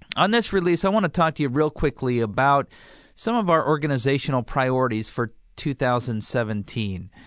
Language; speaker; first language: English; native; English